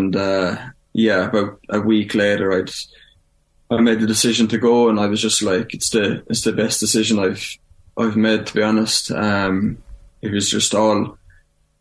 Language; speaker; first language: English; native; English